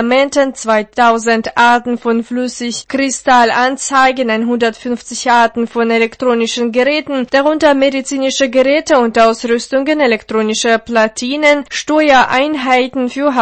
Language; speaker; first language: German; non-native, fluent; Russian